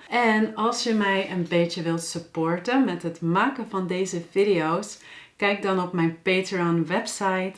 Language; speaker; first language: Dutch; native; Dutch